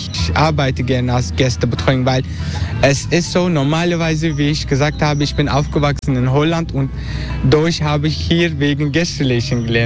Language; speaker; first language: German; non-native, fluent; Turkish